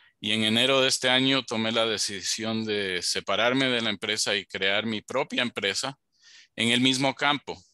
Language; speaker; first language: Spanish; native; Spanish